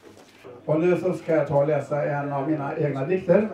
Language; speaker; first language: Swedish; native; Swedish